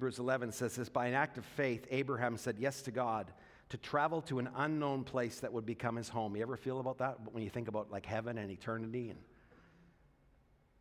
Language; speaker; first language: English; native; English